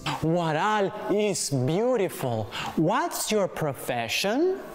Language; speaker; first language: English; non-native, learner; Spanish